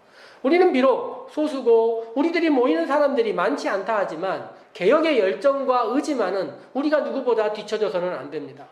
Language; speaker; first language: Korean; native; Korean